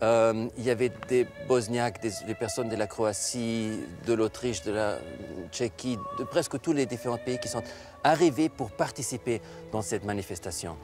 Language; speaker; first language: French; non-native, fluent; German